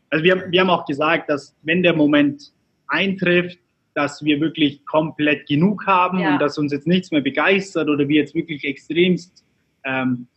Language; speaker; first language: German; early bilingual, other home language; Turkish